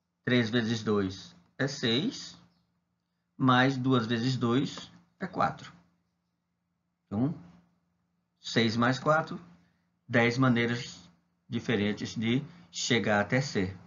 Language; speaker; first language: Portuguese; native; Portuguese